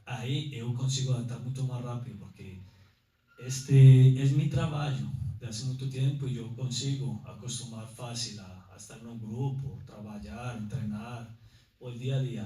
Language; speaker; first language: Portuguese; non-native, learner; Spanish